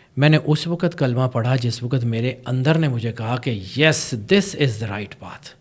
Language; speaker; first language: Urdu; non-native, local second language; Punjabi